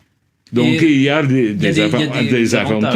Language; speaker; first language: French; non-native, fluent; English